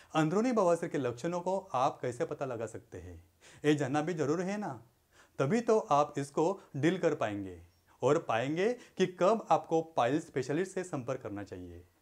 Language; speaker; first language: Hindi; non-native, local second language; Marathi